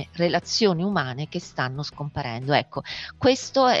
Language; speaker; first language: Italian; native; Italian